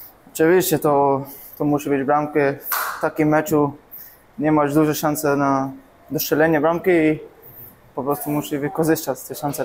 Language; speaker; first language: Polish; non-native, learner; English